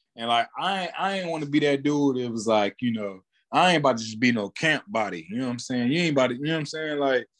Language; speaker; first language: English; native; English